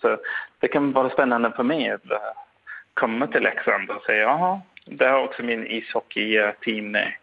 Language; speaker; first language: Swedish; non-native, fluent; English